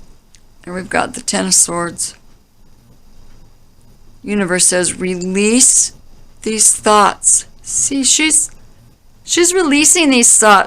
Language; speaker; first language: English; native; English